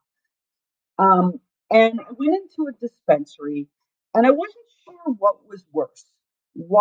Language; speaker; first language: English; native; English